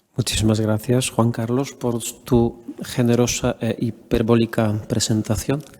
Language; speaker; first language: Spanish; non-native, fluent; Polish